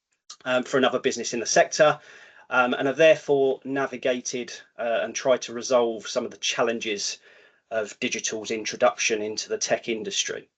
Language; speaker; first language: English; native; English